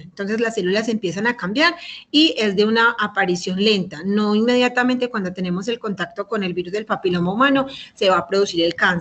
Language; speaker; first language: Spanish; native; Spanish